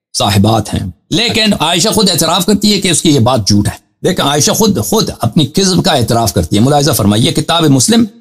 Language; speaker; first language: Urdu; non-native, fluent; Persian